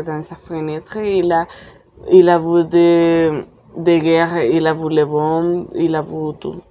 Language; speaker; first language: French; non-native, learner; Spanish